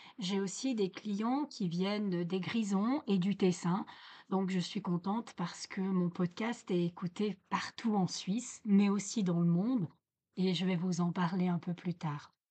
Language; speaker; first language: French; native; French